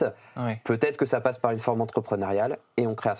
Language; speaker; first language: French; native; French